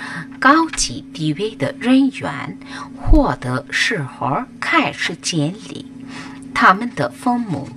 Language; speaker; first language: Chinese; non-native, fluent; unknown